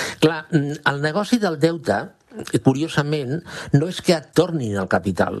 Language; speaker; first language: Catalan; non-native, local second language; Spanish